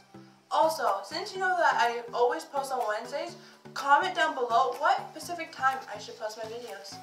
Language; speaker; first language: English; native; English